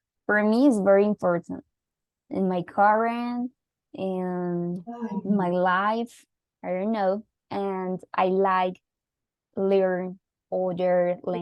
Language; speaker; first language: English; non-native, learner; Spanish